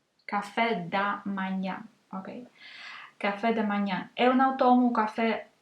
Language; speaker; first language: Portuguese; non-native, learner; Russian